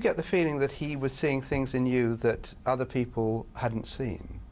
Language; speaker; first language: English; native; English